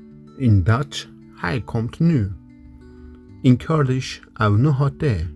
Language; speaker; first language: Dutch; non-native, learner; Kurdish